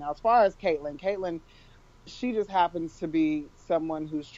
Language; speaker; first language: English; native; English